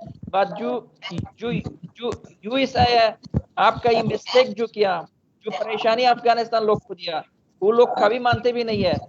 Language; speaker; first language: Hindi; non-native, fluent; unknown